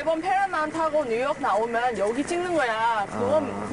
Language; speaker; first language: Korean; early bilingual, heritage; English